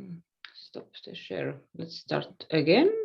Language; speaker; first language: English; non-native, fluent; Estonian